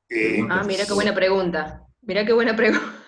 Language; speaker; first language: Spanish; native; Spanish